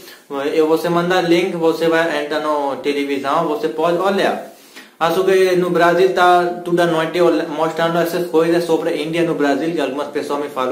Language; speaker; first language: Portuguese; non-native, learner; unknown